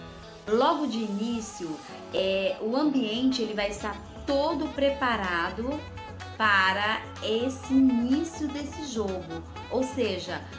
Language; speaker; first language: Portuguese; native; Portuguese